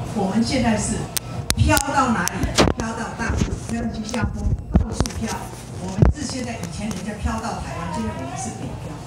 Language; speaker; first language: Chinese; non-native, local second language; Hakka Chinese